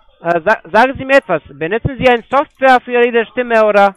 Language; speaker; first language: German; non-native, fluent; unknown